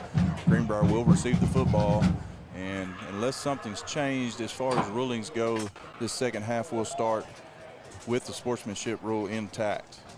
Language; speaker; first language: English; native; English